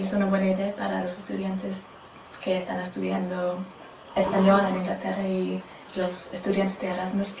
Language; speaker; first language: Spanish; non-native, learner; English